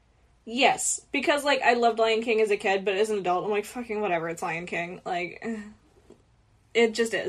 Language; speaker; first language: English; native; English